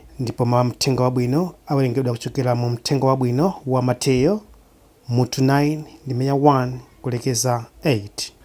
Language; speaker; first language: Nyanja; native; Nyanja